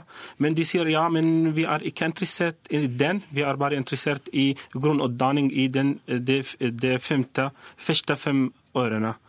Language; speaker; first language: Norwegian; non-native, learner; Arabic